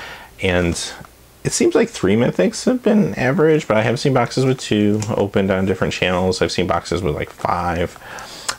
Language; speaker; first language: English; native; English